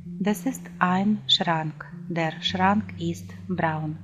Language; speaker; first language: German; non-native, fluent; Ukrainian